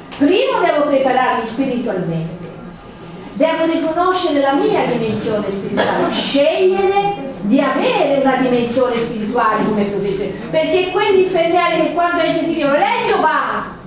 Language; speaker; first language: Italian; native; Italian